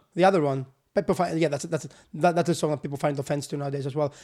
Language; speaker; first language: English; non-native, fluent; Greek